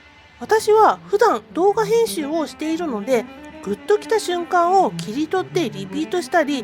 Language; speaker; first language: Japanese; native; Japanese